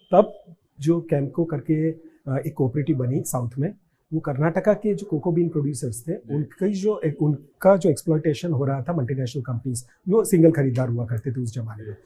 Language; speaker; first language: Hindi; non-native, local second language; Gujarati